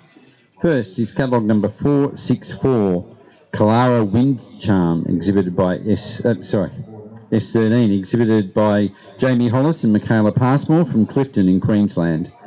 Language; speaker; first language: English; native; English